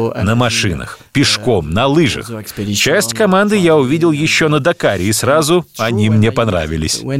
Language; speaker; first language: Russian; non-native, learner; French